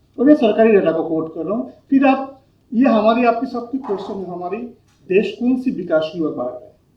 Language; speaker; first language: Hindi; non-native, local second language; Bangla